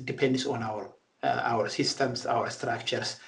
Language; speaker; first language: English; non-native, local second language; Amharic